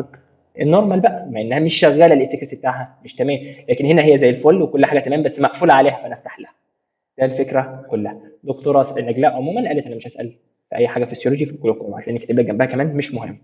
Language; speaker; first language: Arabic; native; Arabic